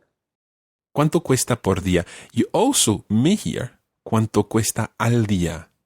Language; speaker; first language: Spanish; non-native, fluent; English